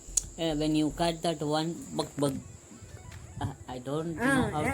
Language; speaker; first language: English; non-native, local second language; Tamil